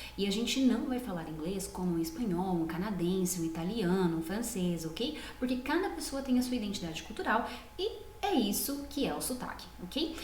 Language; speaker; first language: Portuguese; native; Portuguese